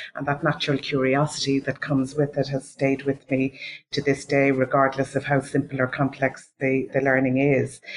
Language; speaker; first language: English; native; English